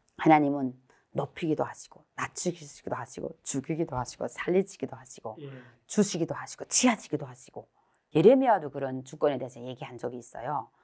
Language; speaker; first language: Korean; native; Korean